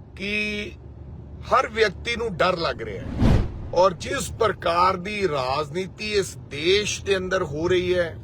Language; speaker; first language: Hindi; non-native, local second language; Punjabi